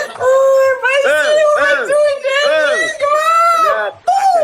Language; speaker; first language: Russian; native; Russian